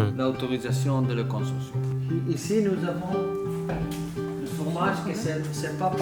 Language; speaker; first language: French; non-native, learner; Italian